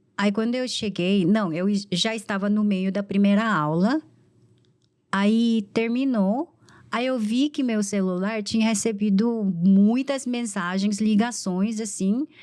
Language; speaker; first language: Portuguese; non-native, fluent; Korean